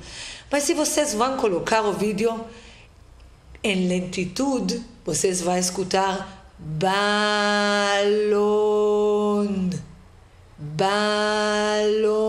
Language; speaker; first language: Portuguese; non-native, fluent; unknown